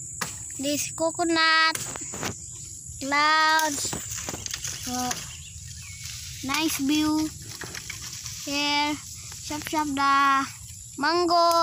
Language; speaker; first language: English; non-native, learner; Filipino